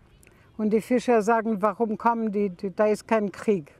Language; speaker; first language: German; non-native, fluent; Greek